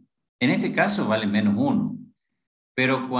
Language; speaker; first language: Spanish; native; Spanish